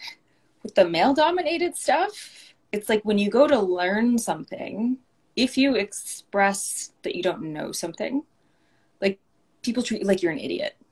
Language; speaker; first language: English; native; English